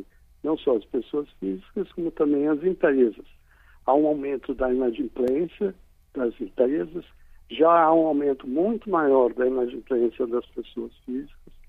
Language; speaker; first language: Portuguese; native; Portuguese